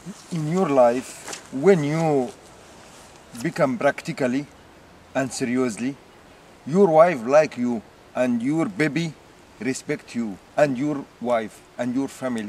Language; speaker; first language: English; non-native, learner; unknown